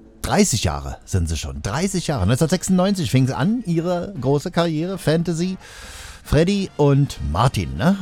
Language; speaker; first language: German; native; German